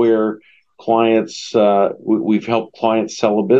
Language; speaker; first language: English; native; English